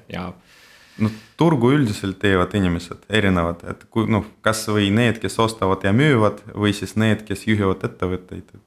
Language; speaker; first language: Estonian; non-native, local second language; Russian